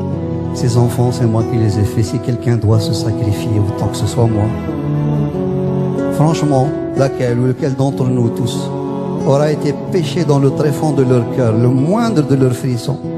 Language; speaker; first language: French; non-native, local second language; Kabyle